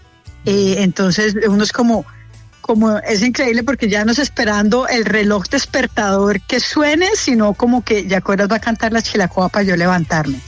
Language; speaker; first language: Spanish; native; Spanish